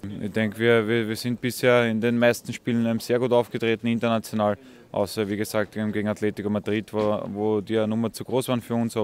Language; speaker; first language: German; native; German